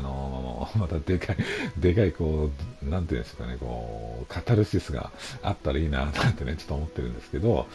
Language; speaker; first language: Japanese; native; Japanese